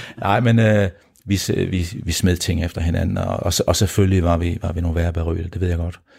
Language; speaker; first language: Danish; early bilingual, heritage; Danish